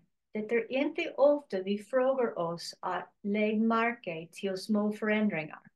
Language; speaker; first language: Swedish; non-native, learner; English